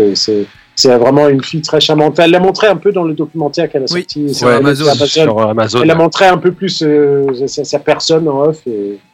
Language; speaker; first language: French; non-native, fluent; Danish